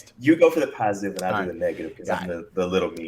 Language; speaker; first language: English; native; English